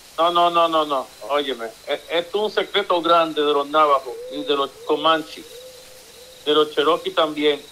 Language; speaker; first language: Spanish; early bilingual, heritage; Spanish